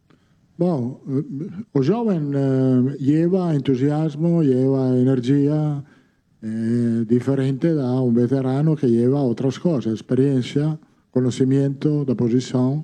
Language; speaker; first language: Portuguese; non-native, fluent; Italian